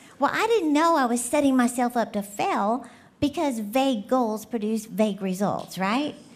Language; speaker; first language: English; native; English